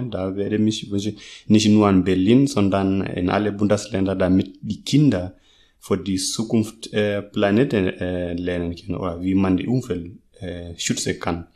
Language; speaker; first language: German; non-native, learner; Masai